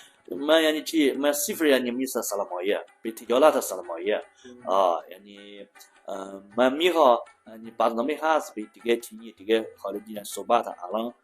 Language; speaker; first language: Persian; non-native, learner; Chinese